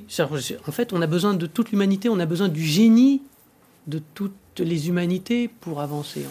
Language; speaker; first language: French; native; French